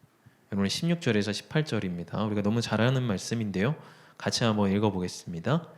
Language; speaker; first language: Korean; native; Korean